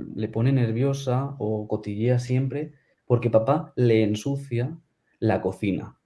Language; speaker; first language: Spanish; non-native, local second language; Catalan